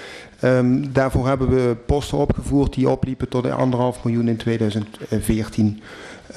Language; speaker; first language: Dutch; native; Dutch